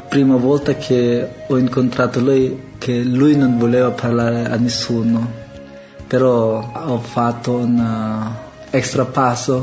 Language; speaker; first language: Italian; non-native, learner; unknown